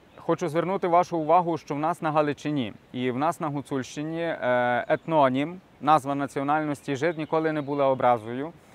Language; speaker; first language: Ukrainian; native; Ukrainian